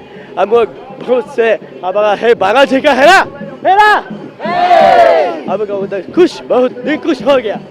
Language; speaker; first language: Hindi; non-native, local second language; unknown